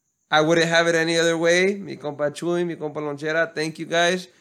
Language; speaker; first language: English; early bilingual, other home language; Spanish